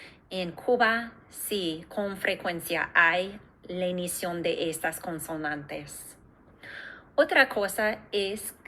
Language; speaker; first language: Spanish; non-native, fluent; English